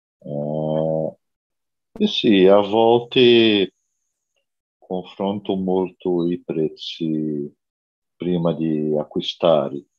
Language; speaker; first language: Italian; non-native, learner; Portuguese